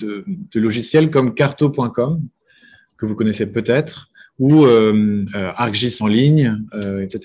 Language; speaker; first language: French; native; French